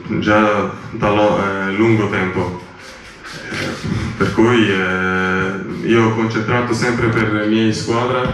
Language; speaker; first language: Italian; non-native, learner; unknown